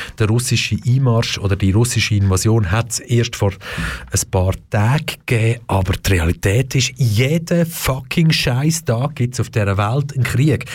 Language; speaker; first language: German; early bilingual, other home language; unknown